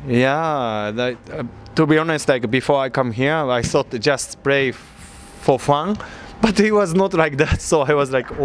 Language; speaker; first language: English; non-native, learner; Japanese